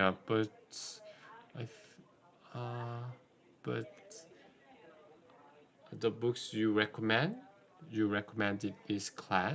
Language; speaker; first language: English; non-native, learner; Korean